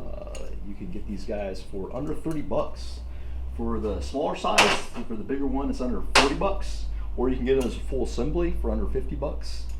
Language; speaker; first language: English; native; English